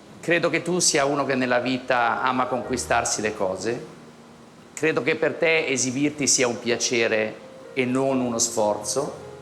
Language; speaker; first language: Italian; native; Italian